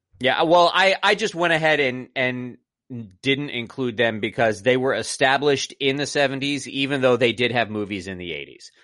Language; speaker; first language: English; native; English